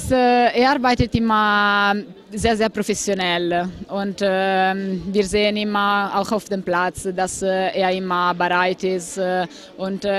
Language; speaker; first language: German; non-native, fluent; Italian